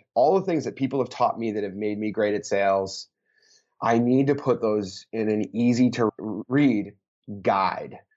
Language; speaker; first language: English; native; English